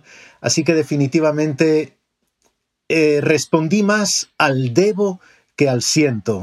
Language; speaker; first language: Spanish; native; Spanish